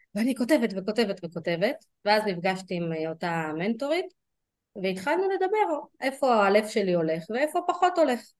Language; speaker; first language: Hebrew; early bilingual, other home language; Russian